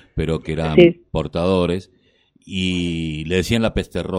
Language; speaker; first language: Spanish; native; Spanish